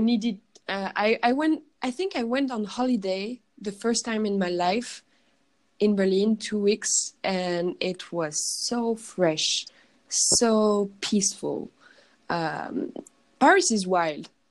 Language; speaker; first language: English; non-native, fluent; French